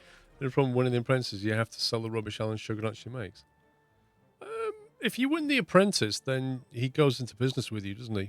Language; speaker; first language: English; native; English